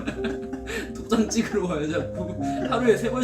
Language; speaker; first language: Korean; native; Korean